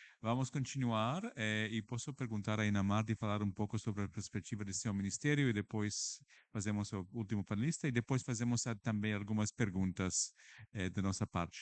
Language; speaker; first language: Portuguese; non-native, learner; English